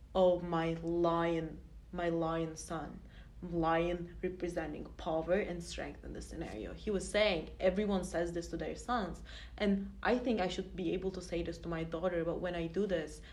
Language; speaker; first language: English; non-native, fluent; Turkish